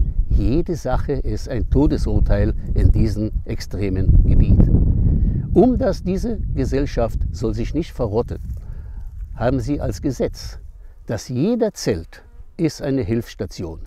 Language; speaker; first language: German; non-native, fluent; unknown